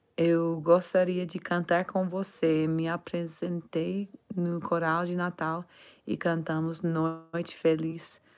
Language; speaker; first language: Portuguese; non-native, learner; English